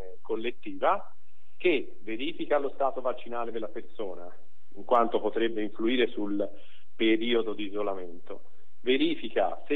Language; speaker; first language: Italian; native; Italian